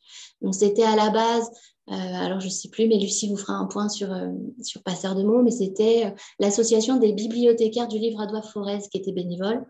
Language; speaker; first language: French; native; French